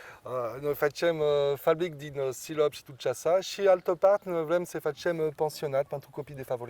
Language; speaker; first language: Romanian; non-native, learner; French